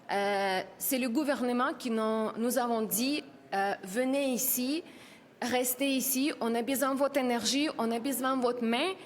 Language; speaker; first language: French; non-native, learner; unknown